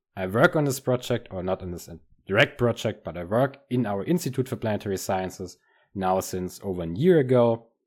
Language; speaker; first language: English; non-native, fluent; German